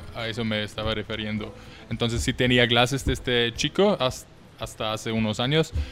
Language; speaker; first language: Spanish; non-native, fluent; German